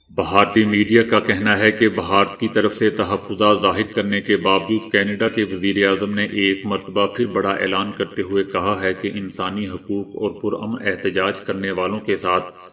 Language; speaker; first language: Urdu; native; Urdu